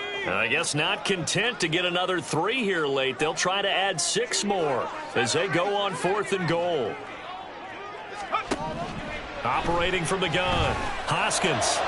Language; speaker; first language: English; native; English